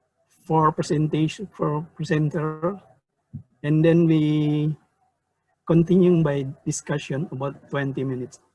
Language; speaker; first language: English; non-native, learner; Indonesian